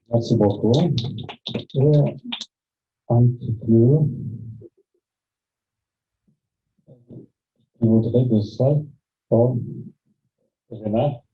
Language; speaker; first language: French; non-native, fluent; Russian